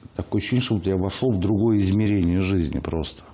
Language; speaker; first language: Russian; native; Russian